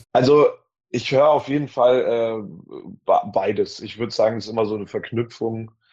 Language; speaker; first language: German; native; German